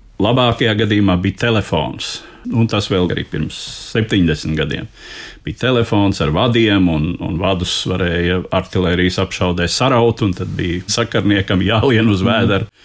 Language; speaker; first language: Latvian; native; Latvian